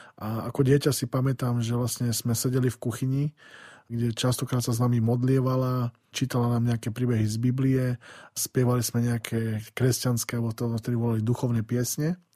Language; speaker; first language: Slovak; native; Slovak